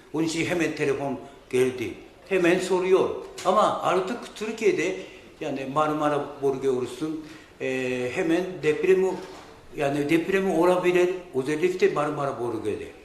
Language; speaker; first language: Turkish; non-native, fluent; Japanese